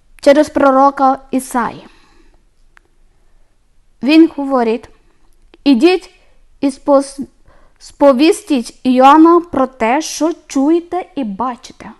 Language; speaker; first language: Ukrainian; non-native, learner; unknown